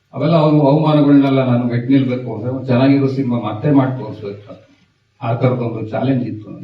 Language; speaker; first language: Kannada; native; Kannada